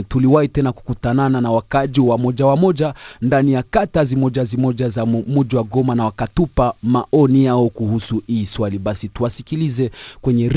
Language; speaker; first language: Swahili; native; Swahili